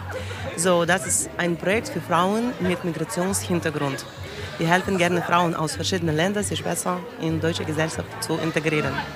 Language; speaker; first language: German; non-native, learner; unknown